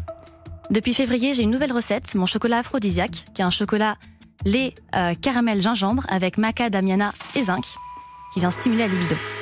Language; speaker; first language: French; native; French